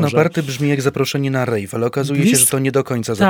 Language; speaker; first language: Polish; native; Polish